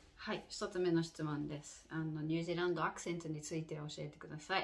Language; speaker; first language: Japanese; non-native, fluent; English